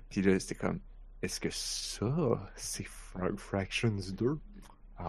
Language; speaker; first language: French; native; French